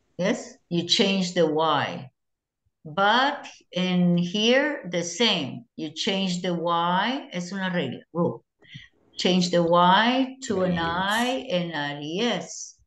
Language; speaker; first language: English; non-native, fluent; Spanish